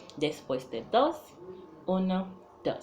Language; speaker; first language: Spanish; non-native, fluent; English